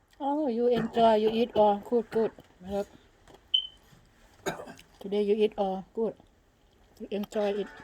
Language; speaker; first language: English; non-native, learner; Thai